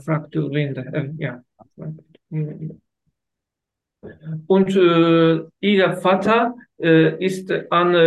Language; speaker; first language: German; non-native, learner; Turkish